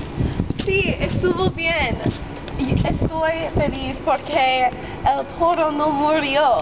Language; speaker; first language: Spanish; non-native, learner; English